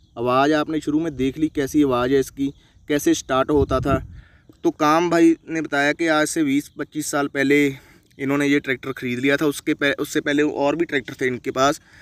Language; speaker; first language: Hindi; non-native, local second language; Punjabi